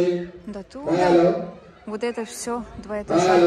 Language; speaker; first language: Russian; native; Russian